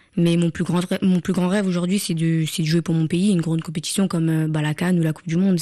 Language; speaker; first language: French; early bilingual, other home language; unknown